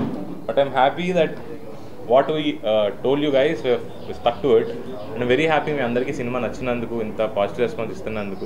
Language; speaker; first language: Telugu; native; Telugu